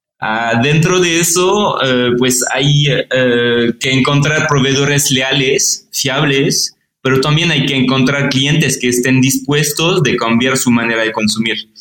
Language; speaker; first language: Spanish; non-native, fluent; French